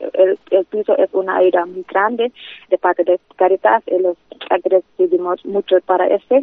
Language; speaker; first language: Spanish; non-native, fluent; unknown